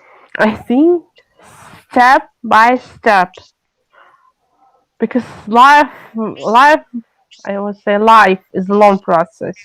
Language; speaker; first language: English; non-native, learner; French